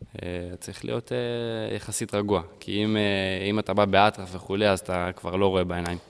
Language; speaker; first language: Hebrew; early bilingual, heritage; Hebrew